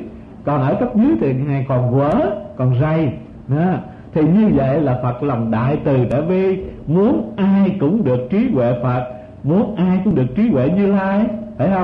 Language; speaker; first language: Vietnamese; native; Vietnamese